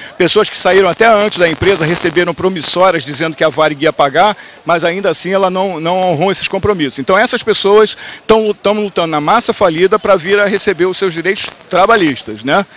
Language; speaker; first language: Portuguese; native; Portuguese